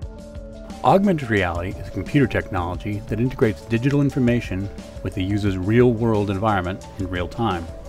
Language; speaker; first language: English; native; English